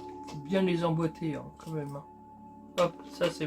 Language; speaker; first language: French; native; French